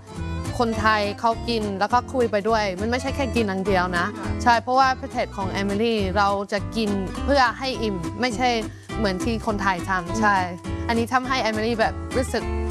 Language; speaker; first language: Thai; non-native, fluent; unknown